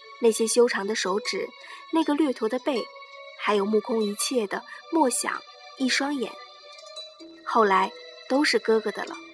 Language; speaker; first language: Chinese; native; Chinese